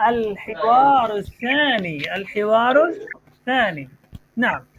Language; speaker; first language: Arabic; non-native, fluent; Bangla